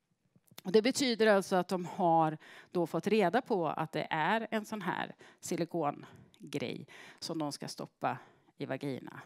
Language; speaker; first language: Swedish; native; Swedish